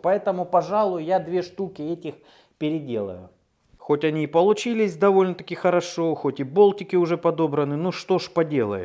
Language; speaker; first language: Russian; native; Russian